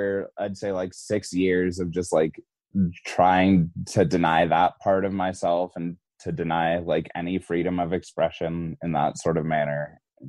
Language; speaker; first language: English; native; English